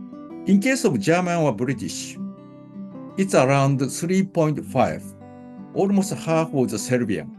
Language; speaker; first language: English; non-native, learner; Japanese